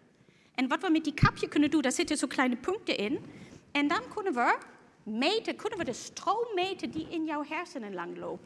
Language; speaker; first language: Dutch; non-native, fluent; German